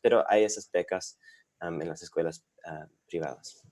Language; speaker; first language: Spanish; non-native, fluent; English